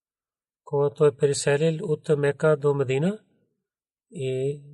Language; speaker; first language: Bulgarian; non-native, learner; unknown